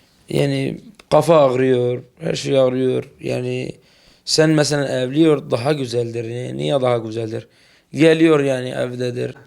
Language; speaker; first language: Turkish; non-native, learner; Arabic